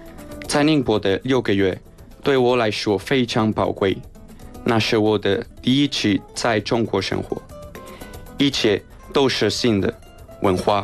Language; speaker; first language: Chinese; non-native, fluent; Spanish